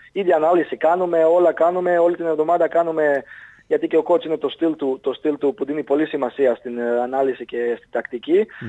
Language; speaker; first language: Greek; non-native, fluent; Serbian